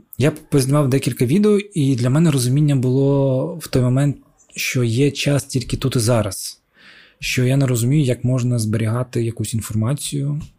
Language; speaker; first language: Ukrainian; non-native, local second language; Russian